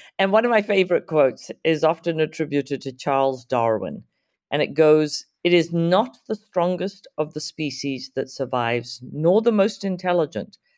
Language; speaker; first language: English; native; English